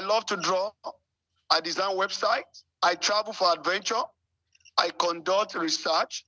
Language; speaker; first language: English; non-native, local second language; Yoruba